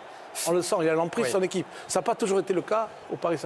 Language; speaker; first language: French; native; French